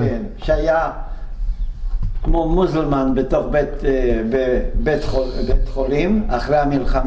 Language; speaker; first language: Hebrew; non-native, fluent; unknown